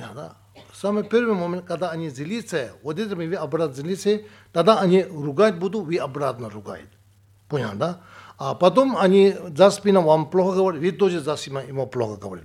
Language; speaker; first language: Russian; non-native, learner; Tibetan